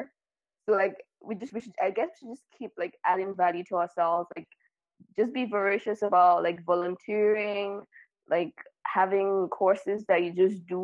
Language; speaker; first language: English; non-native, local second language; Yoruba